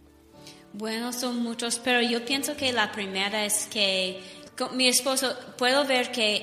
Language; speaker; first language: Spanish; non-native, learner; English